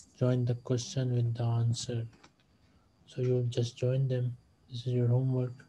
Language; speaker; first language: English; non-native, fluent; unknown